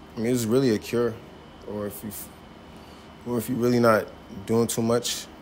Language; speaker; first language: English; native; English